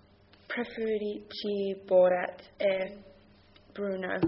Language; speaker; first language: Italian; non-native, learner; English